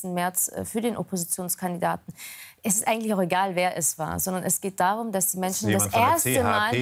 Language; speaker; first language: German; native; German